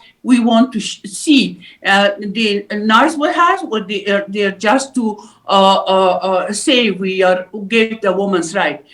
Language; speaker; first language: English; non-native, learner; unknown